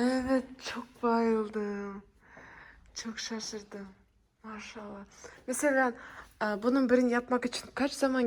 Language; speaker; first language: Turkish; non-native, learner; Kazakh